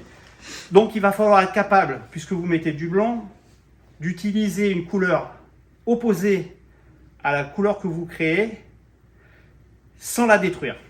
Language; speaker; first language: French; native; French